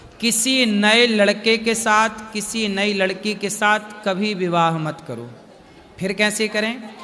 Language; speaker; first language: Hindi; native; Hindi